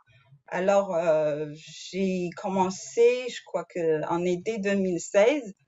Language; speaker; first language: French; non-native, fluent; Chinese